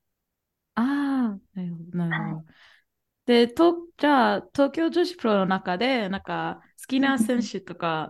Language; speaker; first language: Japanese; non-native, fluent; English